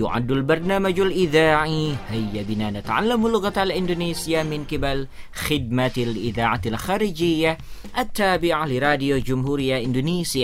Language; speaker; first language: Arabic; non-native, fluent; Indonesian